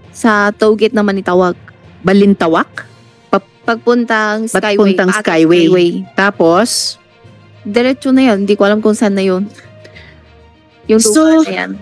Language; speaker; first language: Filipino; non-native, learner; Chinese